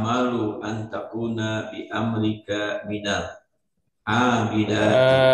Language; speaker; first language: Arabic; non-native, learner; Indonesian